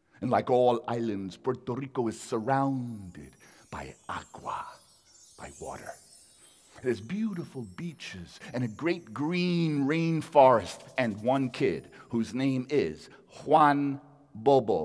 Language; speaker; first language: English; early bilingual, other home language; Spanish